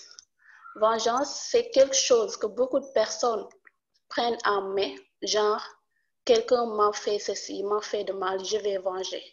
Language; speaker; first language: French; non-native, local second language; Wolof